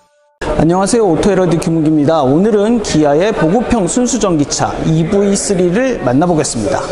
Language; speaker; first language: Korean; native; Korean